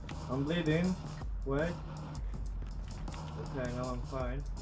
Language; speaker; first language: English; non-native, learner; Polish